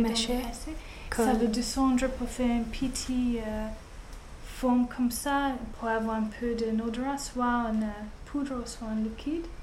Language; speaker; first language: French; non-native, fluent; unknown